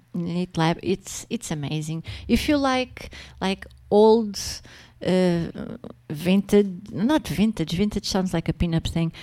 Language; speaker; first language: English; non-native, fluent; Portuguese